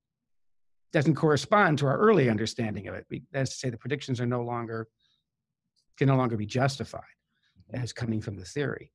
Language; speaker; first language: English; native; English